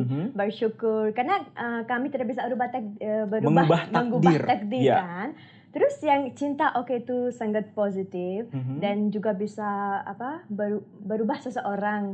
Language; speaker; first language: Indonesian; non-native, learner; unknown